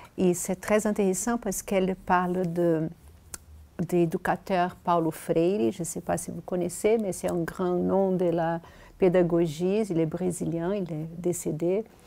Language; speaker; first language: French; non-native, fluent; Portuguese